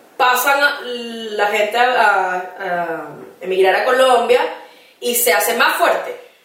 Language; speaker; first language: Spanish; native; Spanish